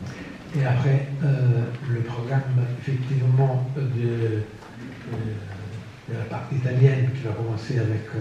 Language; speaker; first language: French; non-native, fluent; Italian